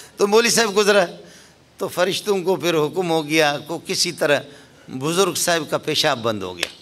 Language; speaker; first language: Urdu; non-native, local second language; Baluchi